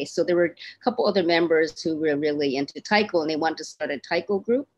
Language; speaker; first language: English; native; English